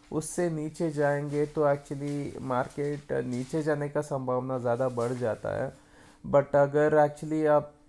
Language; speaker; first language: Hindi; non-native, local second language; Kannada